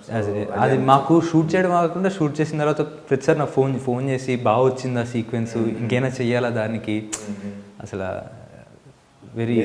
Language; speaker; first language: Telugu; native; Telugu